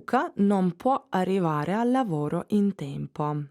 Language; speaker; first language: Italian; non-native, fluent; English